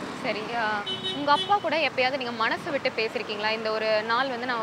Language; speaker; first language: Tamil; native; Tamil